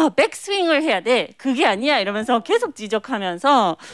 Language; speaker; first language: Korean; non-native, fluent; English